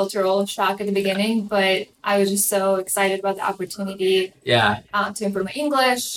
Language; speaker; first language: English; non-native, fluent; Ukrainian